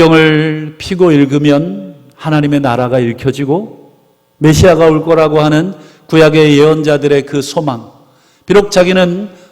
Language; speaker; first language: Korean; native; Korean